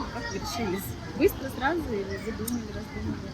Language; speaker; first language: Russian; native; Russian